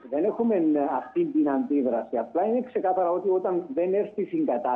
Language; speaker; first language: Greek; native; Greek